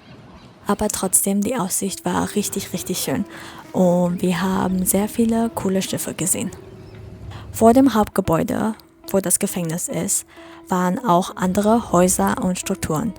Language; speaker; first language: German; non-native, fluent; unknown